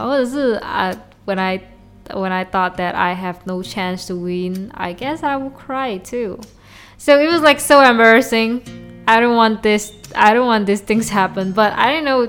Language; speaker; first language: English; non-native, local second language; Chinese